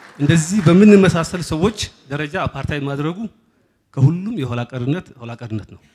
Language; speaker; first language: Amharic; non-native, local second language; Somali